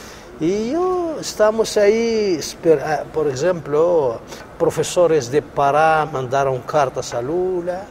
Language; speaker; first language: Spanish; non-native, local second language; Arabic